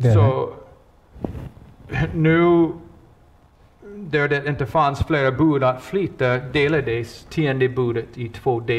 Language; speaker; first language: Swedish; non-native, fluent; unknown